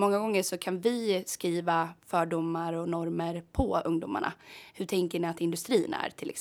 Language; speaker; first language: Swedish; native; Swedish